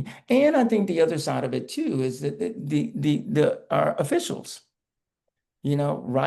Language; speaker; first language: English; native; English